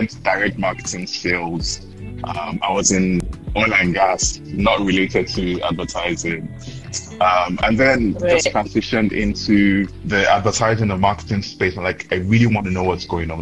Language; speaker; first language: English; non-native, local second language; Yoruba